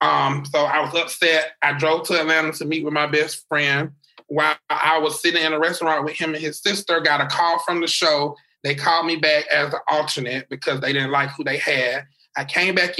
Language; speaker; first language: English; native; English